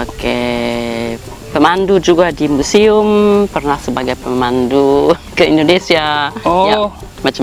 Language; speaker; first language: Indonesian; non-native, fluent; German